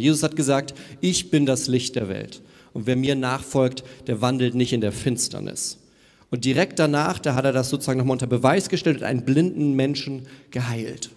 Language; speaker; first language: German; native; German